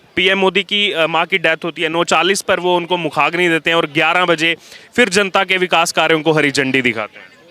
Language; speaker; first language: Hindi; native; Hindi